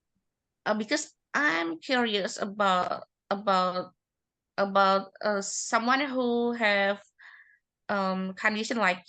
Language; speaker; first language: English; non-native, learner; Indonesian